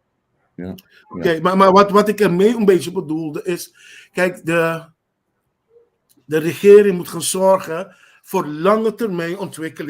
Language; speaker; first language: Dutch; non-native, local second language; Papiamento